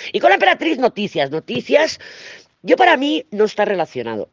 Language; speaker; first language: Spanish; native; Spanish